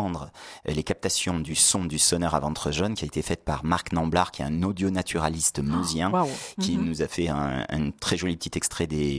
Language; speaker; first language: French; native; French